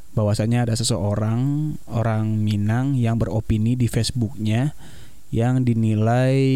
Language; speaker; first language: Indonesian; native; Indonesian